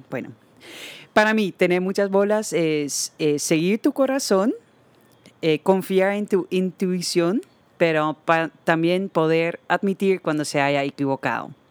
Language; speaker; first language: Spanish; non-native, fluent; Dutch